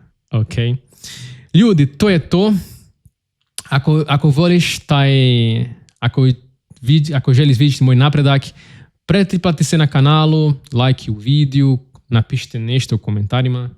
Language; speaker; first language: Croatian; non-native, learner; Portuguese